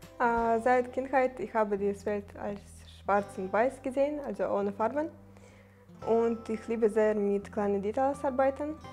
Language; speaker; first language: German; non-native, learner; Russian